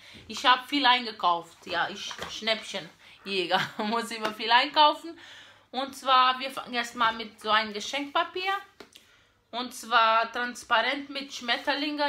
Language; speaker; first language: German; non-native, fluent; Portuguese